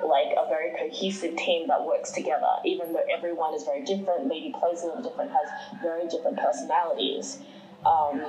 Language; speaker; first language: English; early bilingual, other home language; Chinese